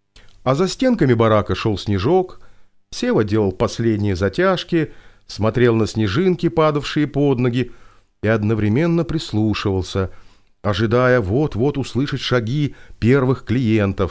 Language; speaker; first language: Russian; native; Russian